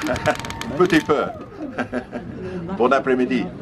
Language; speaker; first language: French; non-native, learner; English